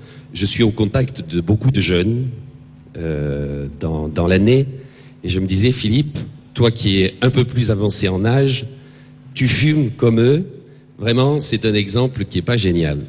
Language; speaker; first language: French; native; French